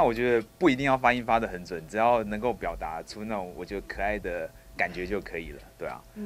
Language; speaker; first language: Chinese; native; Chinese